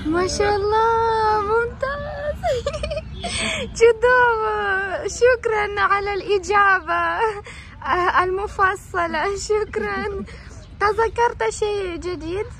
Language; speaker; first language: Arabic; non-native, fluent; Ukrainian